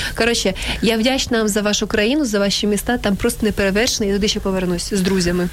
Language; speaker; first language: Ukrainian; native; Ukrainian